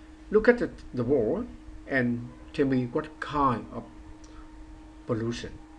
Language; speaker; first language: English; non-native, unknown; Vietnamese